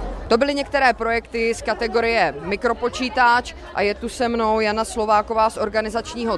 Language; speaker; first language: Czech; native; Czech